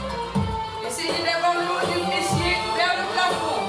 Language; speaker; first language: French; native; French